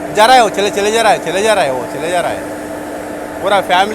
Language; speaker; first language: Hindi; non-native, local second language; Telugu